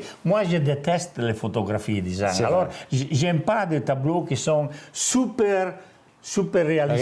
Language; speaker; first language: French; non-native, fluent; Italian